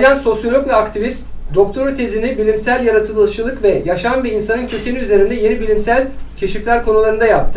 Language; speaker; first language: Turkish; native; Turkish